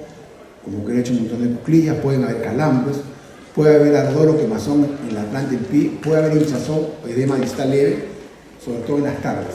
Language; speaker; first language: Spanish; native; Spanish